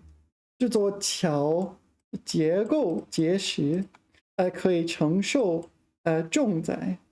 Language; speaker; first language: Chinese; non-native, fluent; English